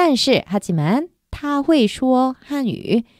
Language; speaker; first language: Chinese; non-native, fluent; Korean